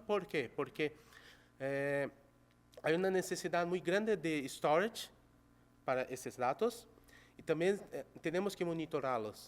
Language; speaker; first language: Spanish; non-native, local second language; Portuguese